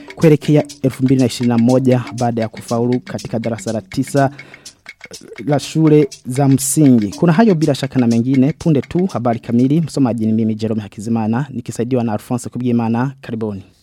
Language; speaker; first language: Swahili; non-native, local second language; Rundi